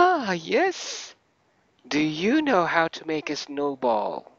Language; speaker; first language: English; non-native, fluent; Russian